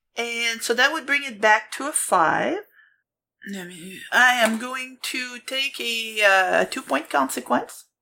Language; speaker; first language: English; non-native, fluent; French